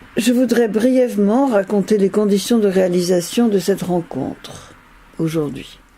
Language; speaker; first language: French; native; French